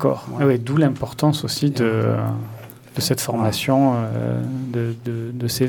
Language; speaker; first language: French; native; French